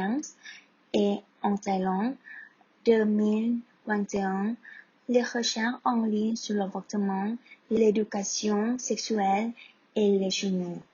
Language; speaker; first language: French; non-native, learner; Thai